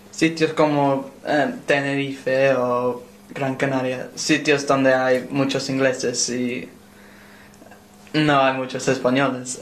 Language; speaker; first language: Spanish; non-native, learner; English